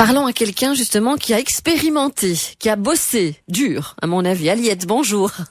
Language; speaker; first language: French; native; French